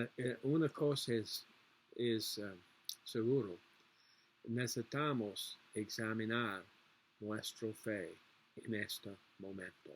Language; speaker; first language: Spanish; non-native, learner; English